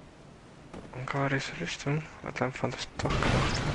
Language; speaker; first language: German; native; German